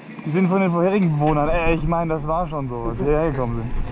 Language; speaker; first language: German; native; German